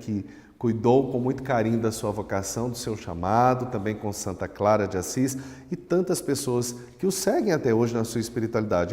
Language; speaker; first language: Portuguese; native; Portuguese